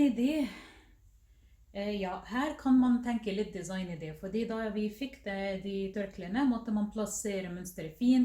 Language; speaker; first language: Norwegian; non-native, fluent; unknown